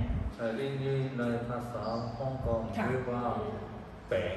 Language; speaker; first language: Thai; non-native, learner; Cantonese